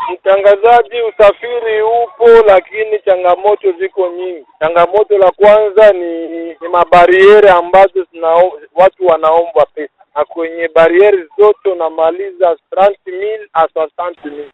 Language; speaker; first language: Swahili; native; Swahili